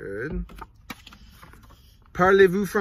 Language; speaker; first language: French; non-native, learner; English